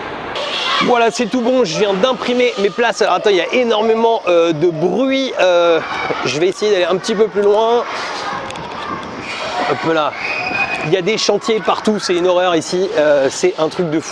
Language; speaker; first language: French; native; French